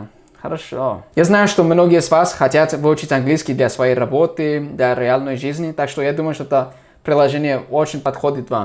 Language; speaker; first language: Russian; non-native, fluent; English